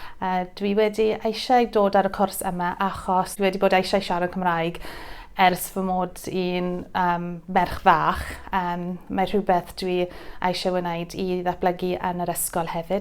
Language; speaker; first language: Welsh; non-native, learner; English